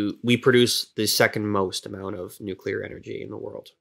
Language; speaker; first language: English; native; English